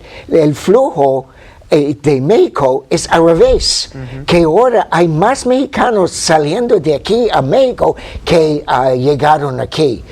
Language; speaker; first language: Spanish; non-native, fluent; English